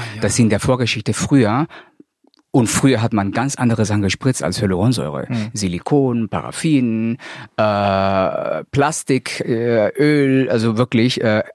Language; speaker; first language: German; non-native, fluent; Spanish